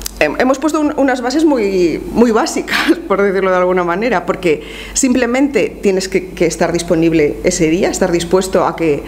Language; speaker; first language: Spanish; native; Spanish